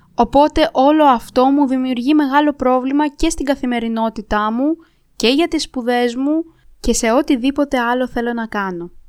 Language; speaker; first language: Greek; early bilingual, other home language; Romanian